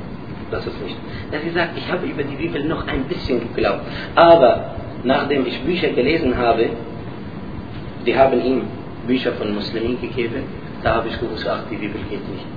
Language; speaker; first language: German; non-native, learner; Arabic